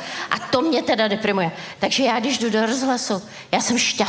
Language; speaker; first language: Czech; native; Czech